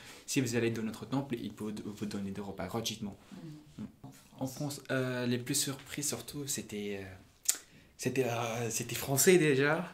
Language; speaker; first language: French; non-native, fluent; Punjabi